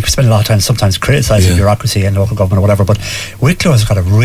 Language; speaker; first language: English; native; English